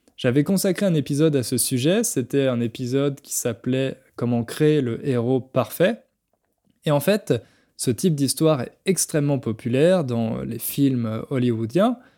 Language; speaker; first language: French; native; French